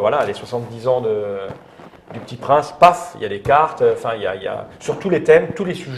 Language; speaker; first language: French; native; French